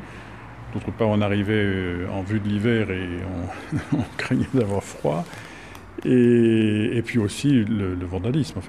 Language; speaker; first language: French; native; French